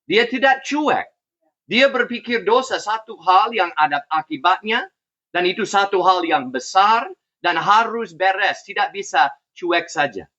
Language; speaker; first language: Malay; non-native, fluent; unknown